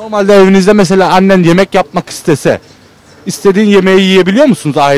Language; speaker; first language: Turkish; native; Turkish